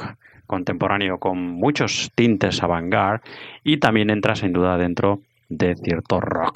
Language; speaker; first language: Spanish; native; Spanish